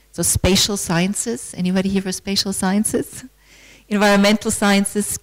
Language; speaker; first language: English; non-native, fluent; German